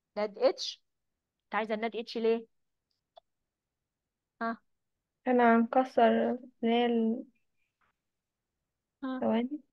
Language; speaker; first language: Arabic; native; Arabic